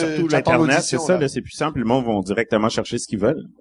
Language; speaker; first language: French; native; French